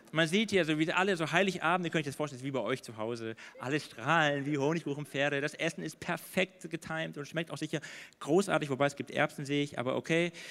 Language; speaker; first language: German; native; German